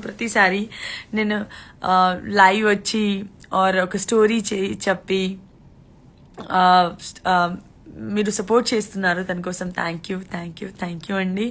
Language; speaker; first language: Telugu; non-native, learner; Gujarati